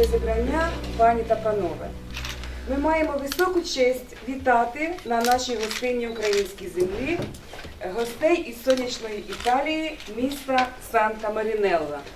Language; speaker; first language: Ukrainian; native; Ukrainian